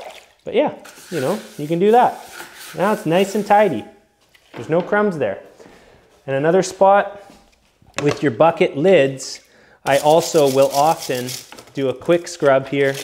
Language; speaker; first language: English; native; English